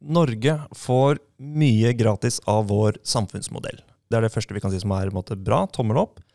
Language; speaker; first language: Norwegian; native; Norwegian